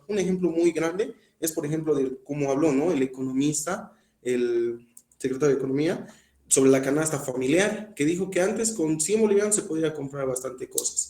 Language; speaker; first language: Spanish; native; Spanish